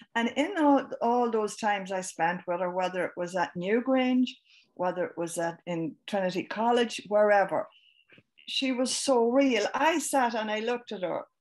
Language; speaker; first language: English; native; English